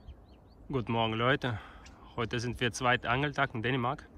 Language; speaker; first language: German; non-native, fluent; Russian